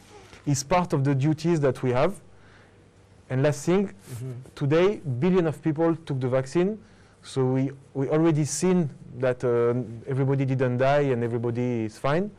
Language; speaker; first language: English; non-native, fluent; French